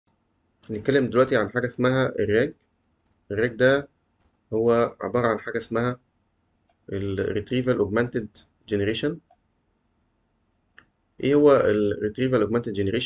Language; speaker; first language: Arabic; native; Arabic